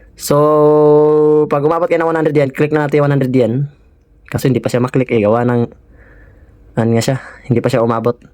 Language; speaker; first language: Filipino; non-native, local second language; Cebuano